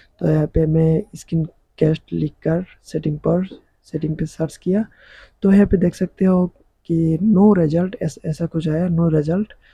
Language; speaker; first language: Hindi; non-native, local second language; Bangla